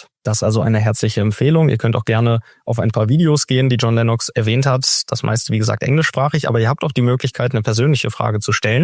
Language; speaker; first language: German; native; German